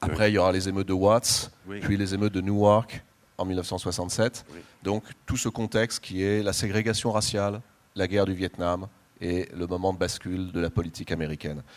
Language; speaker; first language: French; native; French